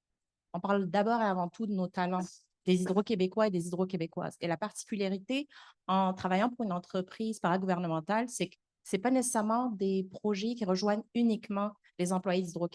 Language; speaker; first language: French; native; French